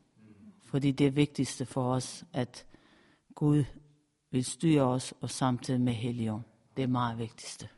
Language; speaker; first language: Danish; non-native, fluent; Persian